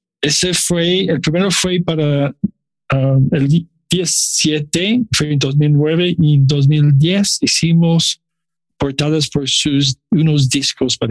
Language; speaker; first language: Spanish; non-native, learner; English